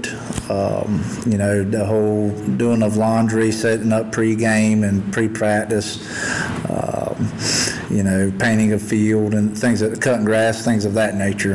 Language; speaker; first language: English; native; English